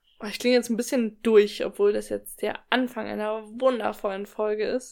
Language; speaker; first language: German; native; German